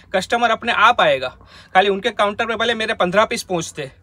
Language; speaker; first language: Hindi; non-native, local second language; Gujarati